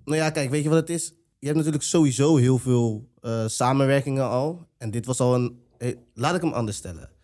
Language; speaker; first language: Dutch; native; Dutch